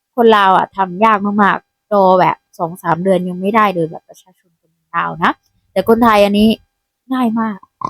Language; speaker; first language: Thai; non-native, fluent; Lao